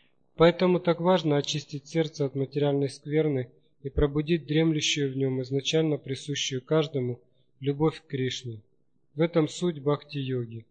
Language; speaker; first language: Russian; native; Russian